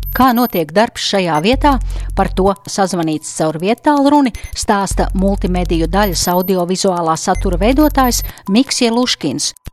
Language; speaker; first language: Latvian; native; Latvian